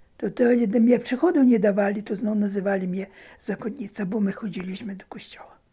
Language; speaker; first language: Polish; early bilingual, heritage; Polish